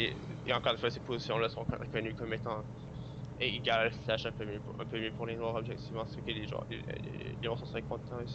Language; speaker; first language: French; native; French